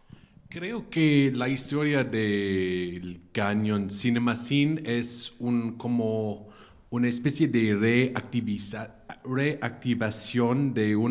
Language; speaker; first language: Spanish; non-native, fluent; English